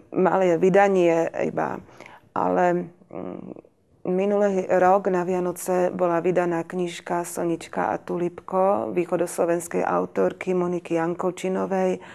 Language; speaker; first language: Slovak; native; Slovak